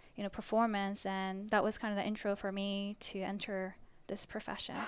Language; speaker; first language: English; early bilingual, other home language; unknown